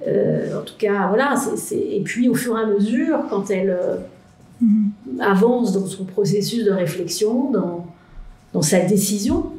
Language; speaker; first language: French; native; French